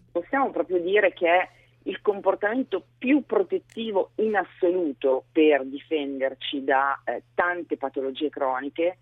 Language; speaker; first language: Italian; native; Italian